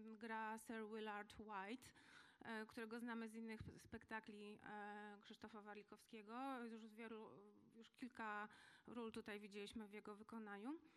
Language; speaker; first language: Polish; native; Polish